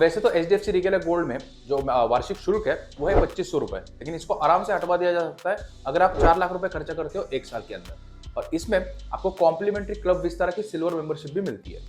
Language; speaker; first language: Hindi; native; Hindi